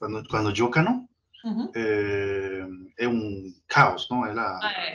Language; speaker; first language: Italian; non-native, learner; Spanish